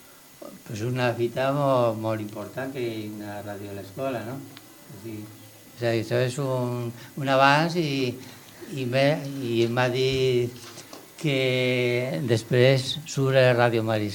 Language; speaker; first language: Catalan; non-native, local second language; Spanish